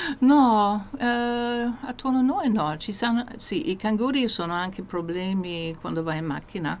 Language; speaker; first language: Italian; non-native, fluent; English